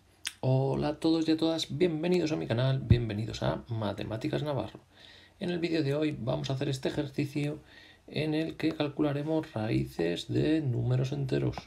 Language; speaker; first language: Spanish; native; Spanish